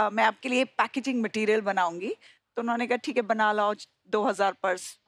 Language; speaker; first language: Hindi; native; Hindi